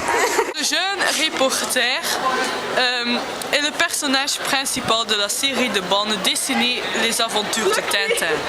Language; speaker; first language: French; non-native, learner; Dutch